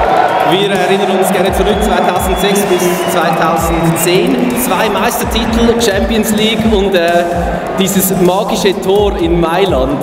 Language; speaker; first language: German; native; German